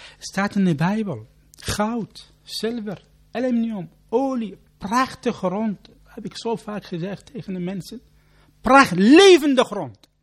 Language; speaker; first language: Dutch; non-native, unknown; Arabic